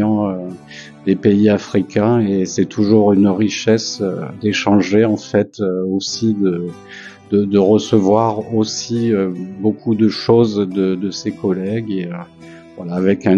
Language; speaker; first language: French; native; French